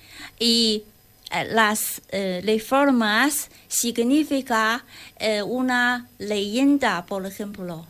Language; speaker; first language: Spanish; non-native, learner; Chinese